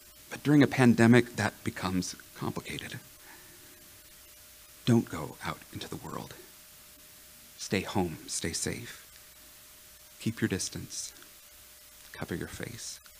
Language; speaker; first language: English; native; English